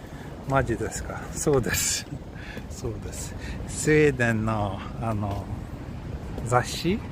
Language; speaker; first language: Japanese; non-native, fluent; Swedish